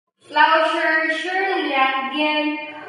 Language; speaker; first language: Chinese; non-native, learner; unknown